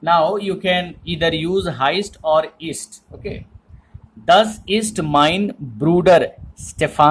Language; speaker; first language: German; non-native, learner; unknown